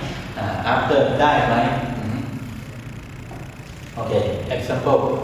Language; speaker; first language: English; non-native, learner; Thai